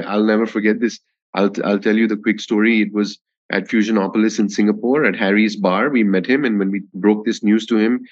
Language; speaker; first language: English; non-native, local second language; Hindi